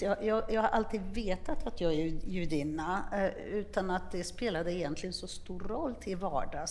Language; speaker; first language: Swedish; non-native, fluent; Polish